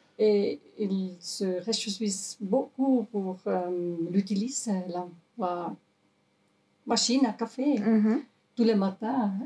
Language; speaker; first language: French; non-native, local second language; German